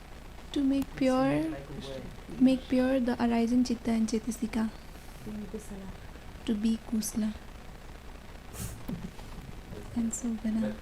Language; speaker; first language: English; non-native, learner; Nepali